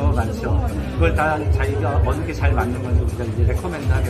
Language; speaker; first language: Korean; native; Korean